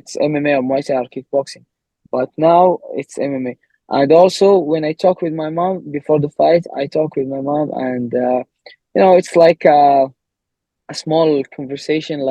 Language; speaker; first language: English; non-native, learner; Arabic